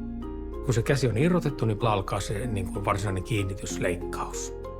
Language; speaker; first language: Finnish; native; Finnish